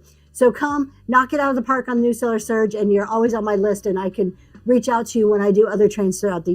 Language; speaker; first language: English; native; English